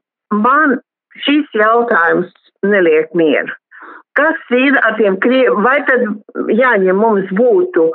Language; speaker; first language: Latvian; non-native, local second language; Russian